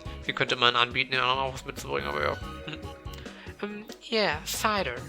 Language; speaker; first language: German; native; German